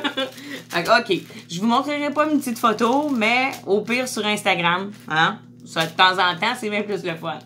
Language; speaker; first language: French; native; French